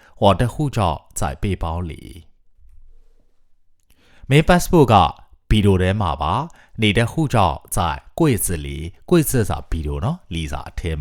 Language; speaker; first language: Chinese; non-native, fluent; Burmese